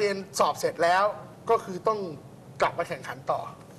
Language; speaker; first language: Thai; native; Thai